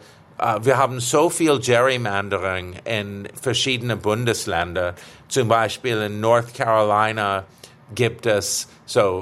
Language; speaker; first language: German; non-native, fluent; English